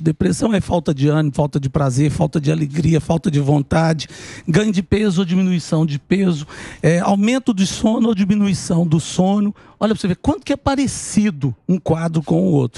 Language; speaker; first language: Portuguese; native; Portuguese